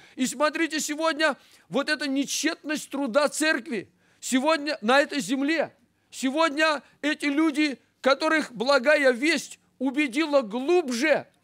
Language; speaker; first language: Russian; native; Russian